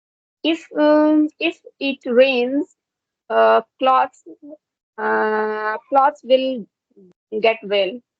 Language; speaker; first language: English; non-native, local second language; Hindi